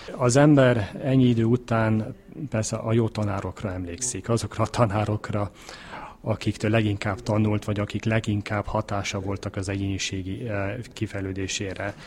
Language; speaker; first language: Hungarian; early bilingual, heritage; German